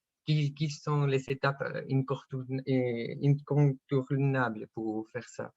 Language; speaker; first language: French; non-native, fluent; Spanish